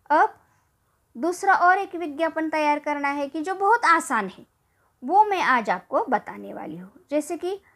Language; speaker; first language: Hindi; non-native, local second language; Marathi